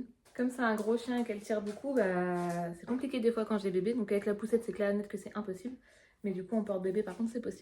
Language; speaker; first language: French; native; French